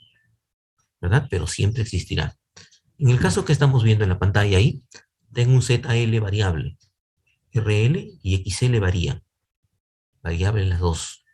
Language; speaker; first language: Spanish; native; Spanish